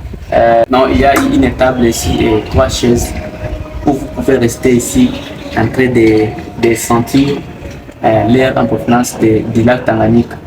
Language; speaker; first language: French; non-native, local second language; Rundi